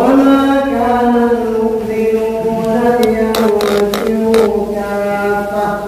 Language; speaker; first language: Arabic; non-native, fluent; Indonesian